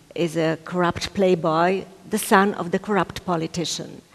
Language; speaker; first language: English; non-native, fluent; Slovenian